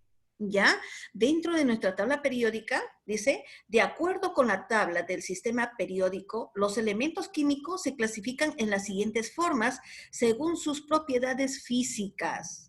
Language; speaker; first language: Spanish; native; Spanish